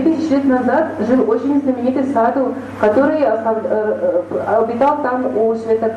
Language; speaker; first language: Russian; native; Russian